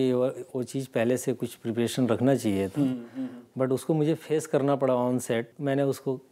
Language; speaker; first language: Hindi; native; Hindi